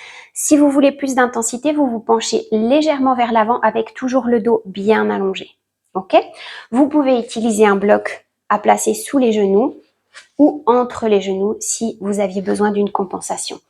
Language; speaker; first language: French; native; French